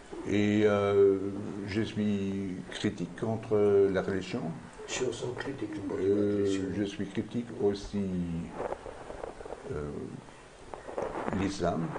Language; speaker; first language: French; non-native, learner; German